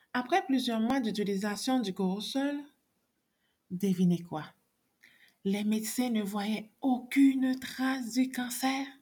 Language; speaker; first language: French; non-native, local second language; Haitian Creole